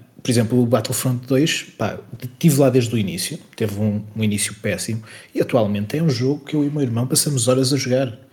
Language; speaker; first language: Portuguese; native; Portuguese